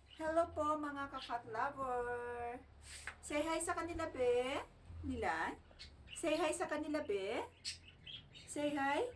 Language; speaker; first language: Filipino; non-native, local second language; Cebuano